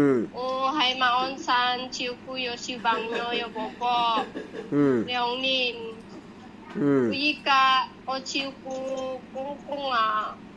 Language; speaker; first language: Cantonese; non-native, learner; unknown